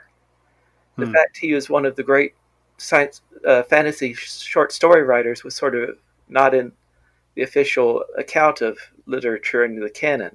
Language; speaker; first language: English; native; English